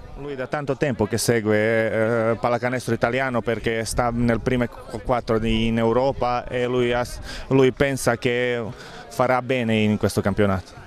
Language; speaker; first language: Italian; non-native, learner; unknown